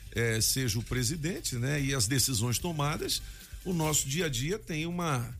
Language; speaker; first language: Portuguese; native; Portuguese